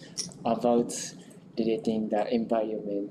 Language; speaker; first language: English; non-native, local second language; Japanese